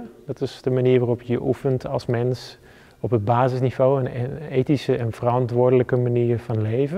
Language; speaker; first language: Dutch; native; Dutch